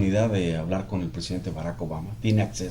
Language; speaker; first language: Spanish; native; Spanish